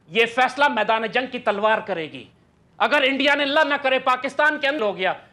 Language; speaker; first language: Urdu; native; Urdu